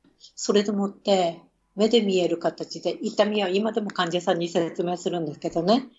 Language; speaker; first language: Japanese; native; Japanese